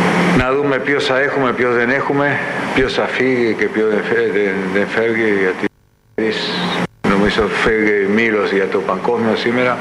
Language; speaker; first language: Greek; non-native, fluent; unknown